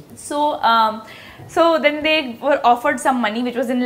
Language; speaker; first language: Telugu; non-native, local second language; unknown